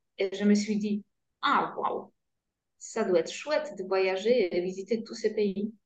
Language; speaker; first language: French; non-native, fluent; Polish